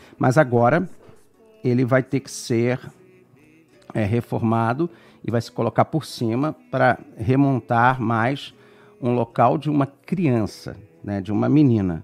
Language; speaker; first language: Portuguese; native; Portuguese